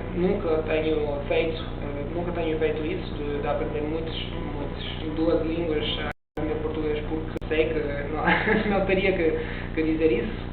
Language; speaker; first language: Portuguese; non-native, learner; Italian